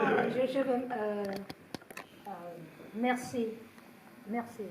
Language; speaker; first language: French; non-native, learner; English